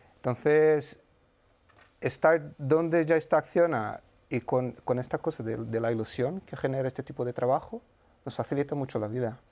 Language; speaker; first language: Spanish; non-native, fluent; Portuguese